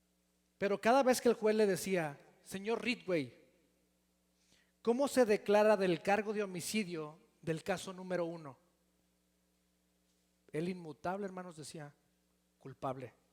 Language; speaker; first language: Spanish; native; Spanish